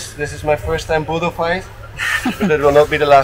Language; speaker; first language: English; non-native, fluent; Dutch